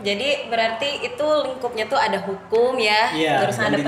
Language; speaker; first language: Indonesian; native; Indonesian